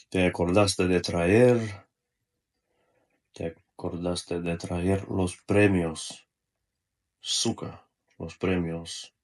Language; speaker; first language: Spanish; non-native, learner; Russian